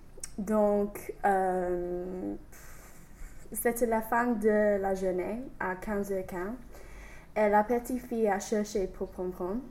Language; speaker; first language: French; non-native, learner; English